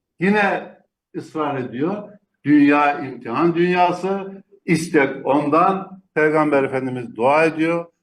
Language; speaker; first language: Turkish; native; Turkish